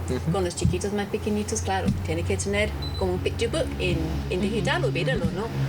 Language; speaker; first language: Spanish; non-native, fluent; English